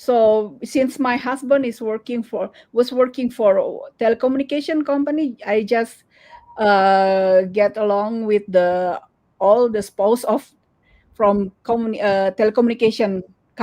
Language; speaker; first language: English; non-native, learner; Indonesian